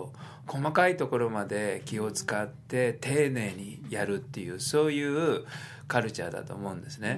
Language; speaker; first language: Japanese; native; Japanese